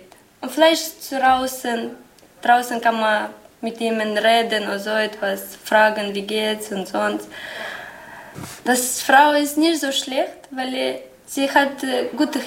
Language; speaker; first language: German; non-native, learner; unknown